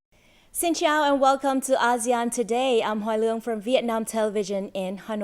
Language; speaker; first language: English; non-native, fluent; Vietnamese